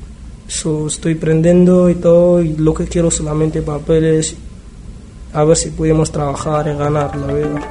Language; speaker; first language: Spanish; non-native, learner; Arabic